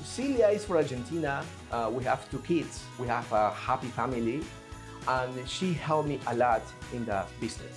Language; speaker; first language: English; non-native, learner; Spanish